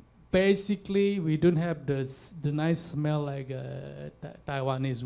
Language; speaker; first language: English; non-native, fluent; Balinese